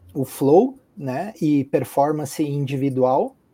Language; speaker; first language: Portuguese; native; Portuguese